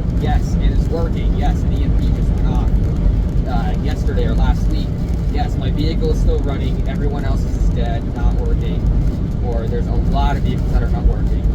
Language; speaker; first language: English; native; English